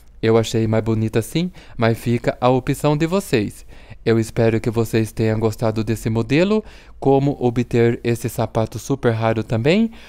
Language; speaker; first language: Portuguese; native; Portuguese